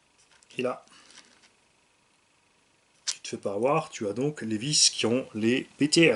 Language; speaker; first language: French; native; French